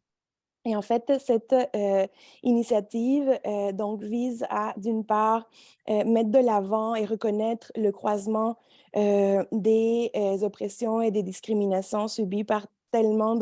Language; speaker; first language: French; native; French